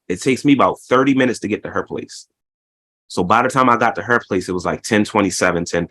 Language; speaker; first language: English; native; English